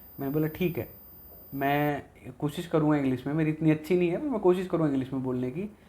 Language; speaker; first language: Hindi; non-native, local second language; Haryanvi